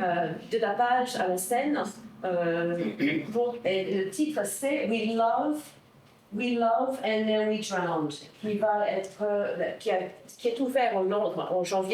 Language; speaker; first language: French; non-native, fluent; English